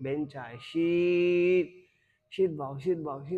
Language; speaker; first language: Vietnamese; non-native, learner; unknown